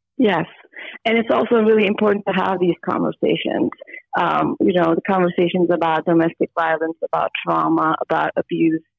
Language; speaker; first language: English; non-native, fluent; Turkish